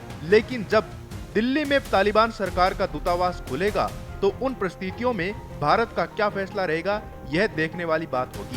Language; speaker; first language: Hindi; native; Hindi